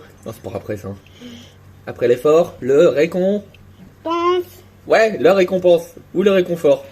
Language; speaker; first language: French; native; French